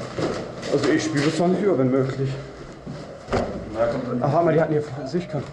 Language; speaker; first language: German; native; German